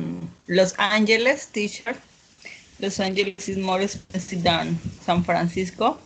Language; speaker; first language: English; non-native, learner; Spanish